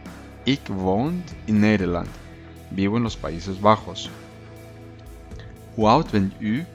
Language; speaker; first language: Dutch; non-native, learner; Spanish